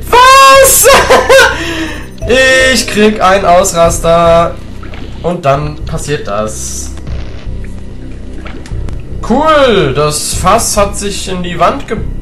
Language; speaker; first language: German; native; German